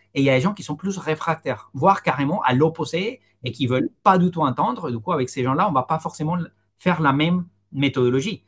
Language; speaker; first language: French; non-native, fluent; Spanish